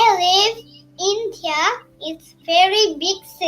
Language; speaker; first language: English; non-native, learner; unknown